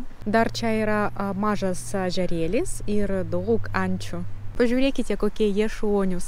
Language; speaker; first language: Lithuanian; non-native, learner; Russian